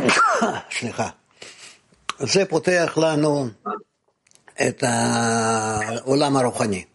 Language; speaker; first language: Hebrew; non-native, fluent; Russian